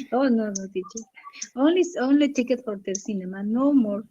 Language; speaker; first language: English; non-native, learner; Spanish